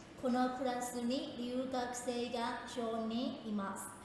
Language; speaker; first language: Japanese; non-native, fluent; Burmese